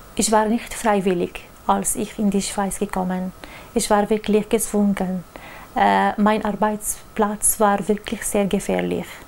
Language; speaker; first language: German; non-native, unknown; Arabic